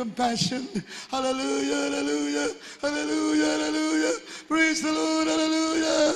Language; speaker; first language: Filipino; native; Filipino